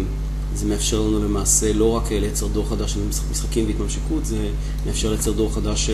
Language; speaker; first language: Hebrew; native; Hebrew